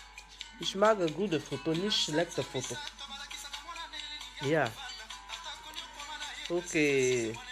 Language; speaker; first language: German; non-native, learner; French